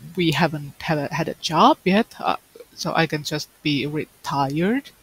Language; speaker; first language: English; non-native, fluent; Finnish